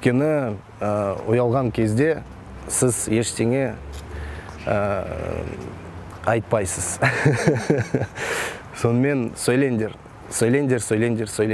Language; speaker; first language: Kazakh; non-native, local second language; Russian